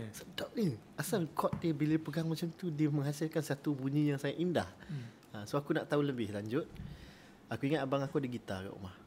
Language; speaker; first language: Malay; native; Malay